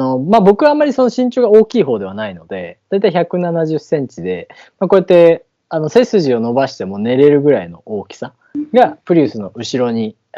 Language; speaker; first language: Japanese; native; Japanese